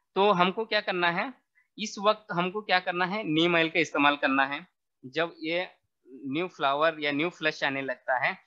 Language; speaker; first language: Hindi; non-native, local second language; Marathi